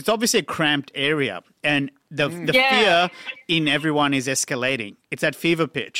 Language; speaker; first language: English; non-native, local second language; Sinhala